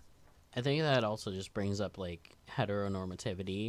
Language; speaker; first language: English; native; English